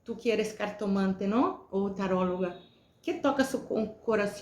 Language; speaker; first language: Spanish; non-native, fluent; Portuguese